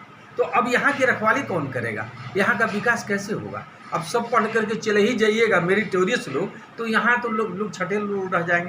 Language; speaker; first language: Hindi; native; Hindi